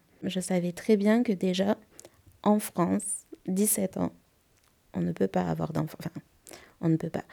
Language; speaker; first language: French; native; French